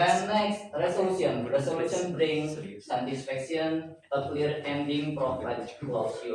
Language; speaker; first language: English; non-native, learner; Indonesian